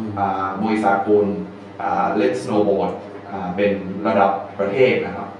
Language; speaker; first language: Thai; non-native, fluent; English